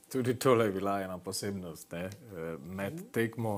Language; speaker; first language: Slovenian; native; Slovenian